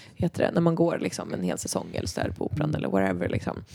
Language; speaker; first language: Swedish; non-native, fluent; Norwegian